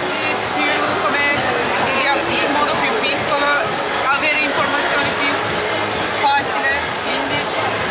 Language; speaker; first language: Italian; non-native, learner; Turkish